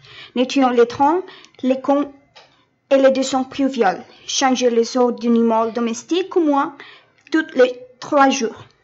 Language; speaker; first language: French; non-native, learner; Spanish